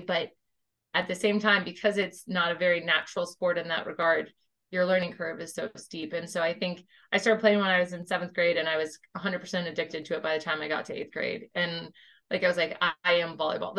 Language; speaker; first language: English; native; English